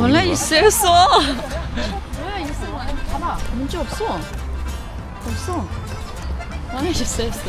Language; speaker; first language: Korean; non-native, learner; Chinese